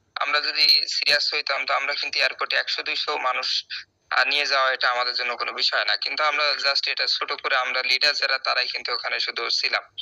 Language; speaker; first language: Bangla; native; Bangla